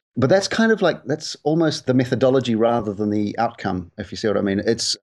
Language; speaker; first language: English; native; English